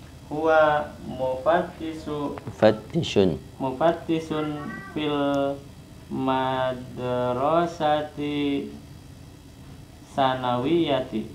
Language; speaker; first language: Arabic; non-native, learner; Indonesian